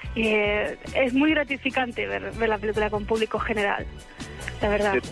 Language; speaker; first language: Spanish; native; Spanish